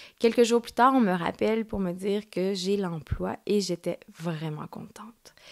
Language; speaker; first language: French; early bilingual, other home language; Spanish